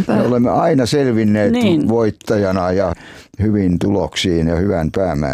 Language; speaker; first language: Finnish; native; Finnish